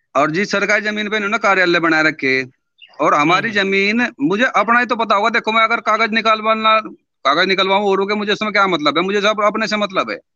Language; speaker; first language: Hindi; native; Hindi